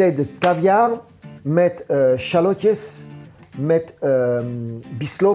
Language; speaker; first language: Dutch; non-native, fluent; French